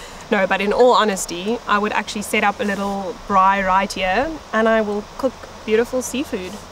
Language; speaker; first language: English; non-native, local second language; Afrikaans